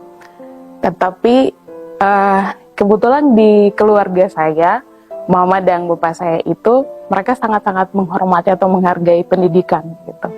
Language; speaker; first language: Indonesian; non-native, local second language; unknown